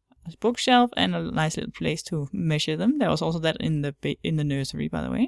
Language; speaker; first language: English; non-native, fluent; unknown